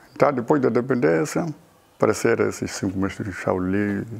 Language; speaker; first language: Portuguese; non-native, local second language; Tsonga